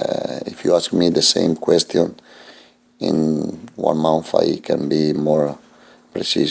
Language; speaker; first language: English; non-native, fluent; Italian